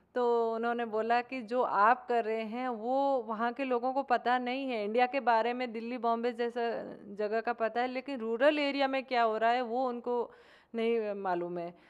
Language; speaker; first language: Hindi; native; Hindi